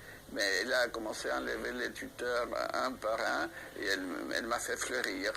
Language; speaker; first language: French; non-native, fluent; Spanish